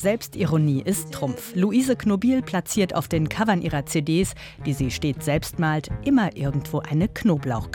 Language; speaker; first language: German; native; German